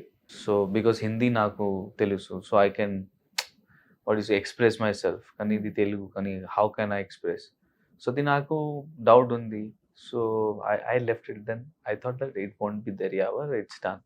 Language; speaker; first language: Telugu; non-native, learner; Hindi